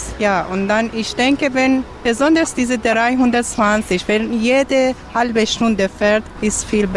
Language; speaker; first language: German; non-native, learner; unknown